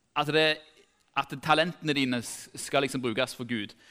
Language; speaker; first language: Norwegian; native; Norwegian